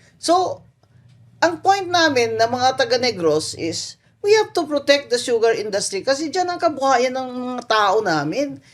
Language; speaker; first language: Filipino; non-native, local second language; Hiligaynon